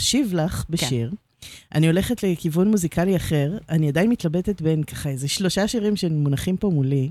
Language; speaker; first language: Hebrew; native; Hebrew